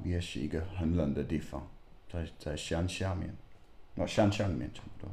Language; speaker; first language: Chinese; non-native, learner; English